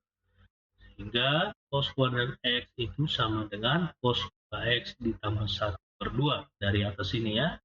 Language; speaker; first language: Indonesian; native; Indonesian